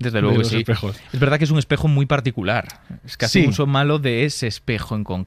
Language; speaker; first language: Spanish; native; Spanish